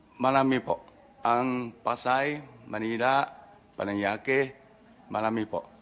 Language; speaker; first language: Filipino; non-native, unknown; Min Nan Chinese